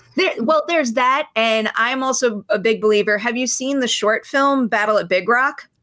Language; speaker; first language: English; native; English